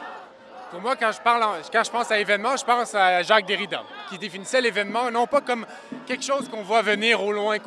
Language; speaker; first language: French; native; French